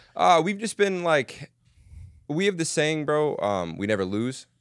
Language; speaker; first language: English; native; English